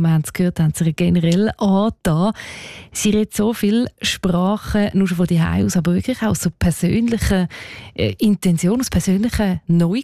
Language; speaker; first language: German; native; German